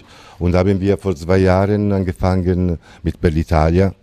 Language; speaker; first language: German; non-native, fluent; Italian